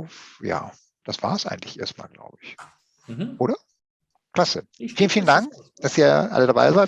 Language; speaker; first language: German; native; German